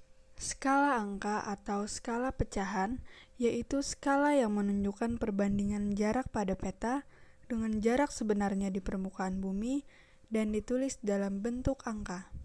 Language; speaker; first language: Indonesian; native; Indonesian